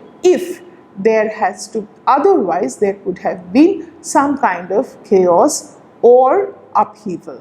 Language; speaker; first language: English; non-native, local second language; Bangla